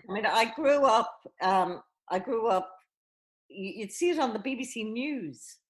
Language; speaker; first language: English; native; English